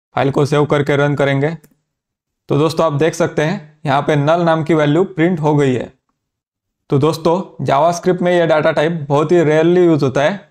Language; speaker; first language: Hindi; native; Hindi